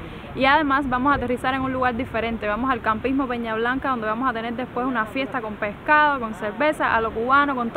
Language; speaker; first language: Spanish; native; Spanish